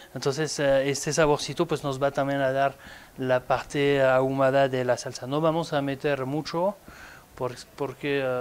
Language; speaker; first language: Spanish; non-native, fluent; French